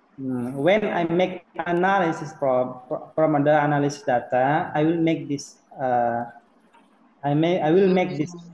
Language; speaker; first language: English; non-native, learner; Indonesian